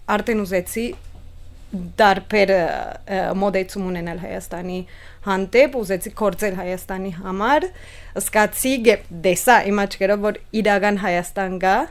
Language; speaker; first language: Armenian; early bilingual, heritage; Armenian